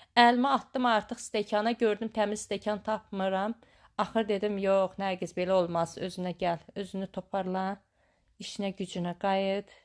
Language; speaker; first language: Azerbaijani; native; Azerbaijani